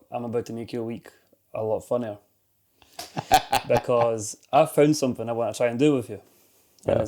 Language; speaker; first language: English; native; English